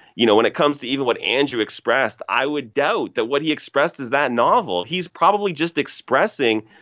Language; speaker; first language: English; native; English